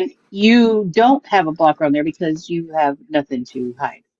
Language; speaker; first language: English; native; English